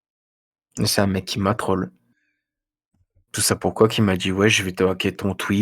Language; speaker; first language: French; native; French